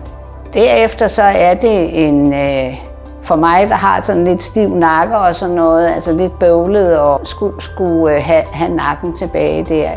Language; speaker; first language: Danish; native; Danish